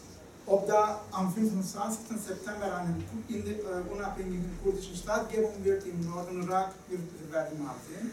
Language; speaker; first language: German; non-native, fluent; Turkish